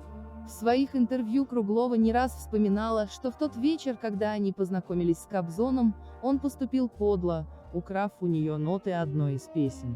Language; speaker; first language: Russian; native; Russian